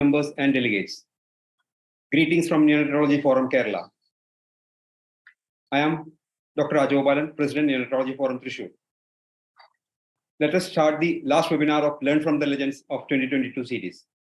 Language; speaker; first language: English; non-native, local second language; Malayalam